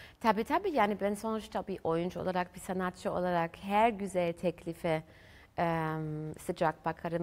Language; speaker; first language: Turkish; early bilingual, heritage; German